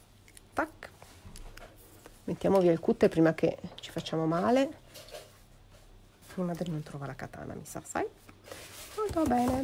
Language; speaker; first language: Italian; native; Italian